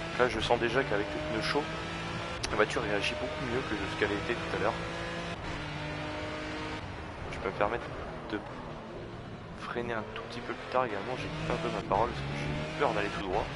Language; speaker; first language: French; native; French